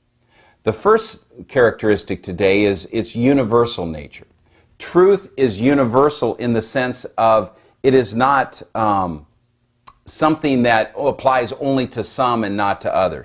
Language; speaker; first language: English; native; English